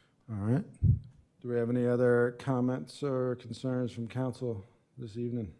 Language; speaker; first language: English; native; English